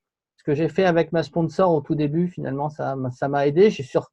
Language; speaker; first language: French; native; French